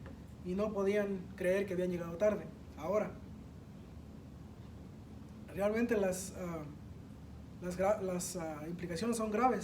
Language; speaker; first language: Spanish; native; Spanish